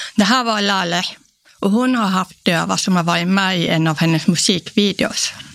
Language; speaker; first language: Swedish; early bilingual, other home language; Polish